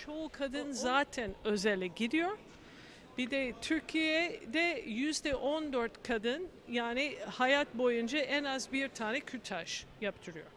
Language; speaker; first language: Turkish; non-native, fluent; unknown